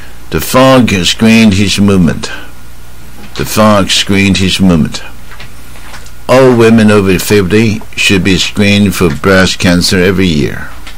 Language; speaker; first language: English; non-native, fluent; Chinese